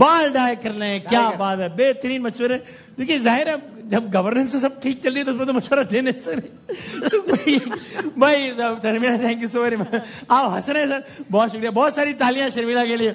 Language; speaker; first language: Urdu; native; Urdu